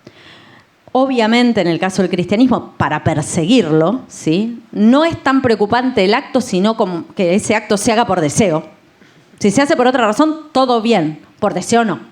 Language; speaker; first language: Spanish; native; Spanish